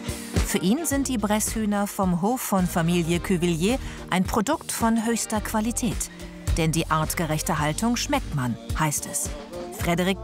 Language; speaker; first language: German; native; German